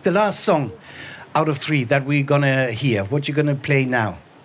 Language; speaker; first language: English; non-native, fluent; German